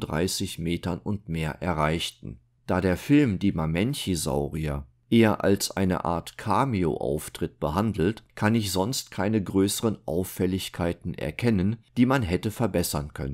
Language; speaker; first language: German; native; German